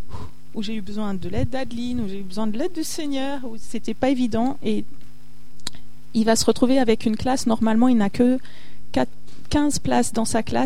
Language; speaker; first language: French; native; French